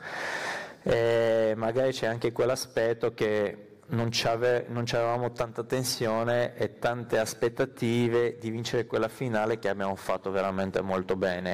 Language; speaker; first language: Italian; non-native, fluent; Armenian